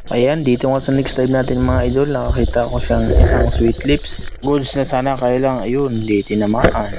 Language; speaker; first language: Filipino; native; Filipino